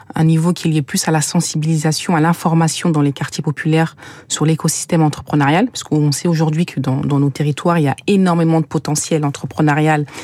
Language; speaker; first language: French; native; French